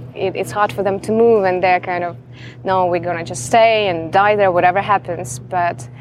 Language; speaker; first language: English; non-native, fluent; Russian